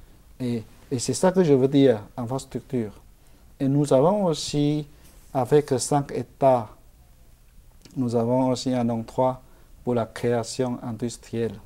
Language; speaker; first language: French; non-native, fluent; Chinese